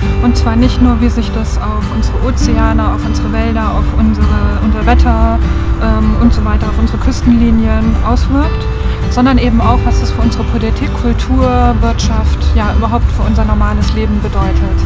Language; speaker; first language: German; native; German